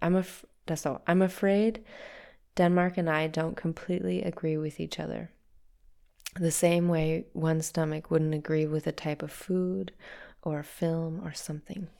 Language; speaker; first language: English; early bilingual, other home language; Danish